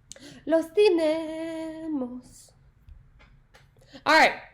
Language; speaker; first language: Spanish; non-native, learner; English